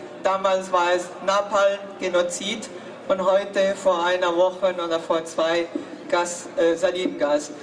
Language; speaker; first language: German; non-native, fluent; Spanish